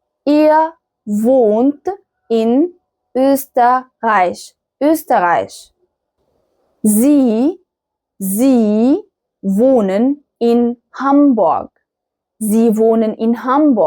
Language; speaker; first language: German; non-native, fluent; Arabic